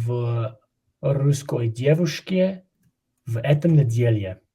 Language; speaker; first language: Russian; non-native, learner; English